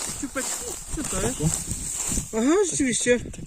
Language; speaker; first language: Polish; native; Polish